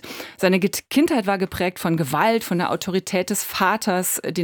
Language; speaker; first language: German; native; German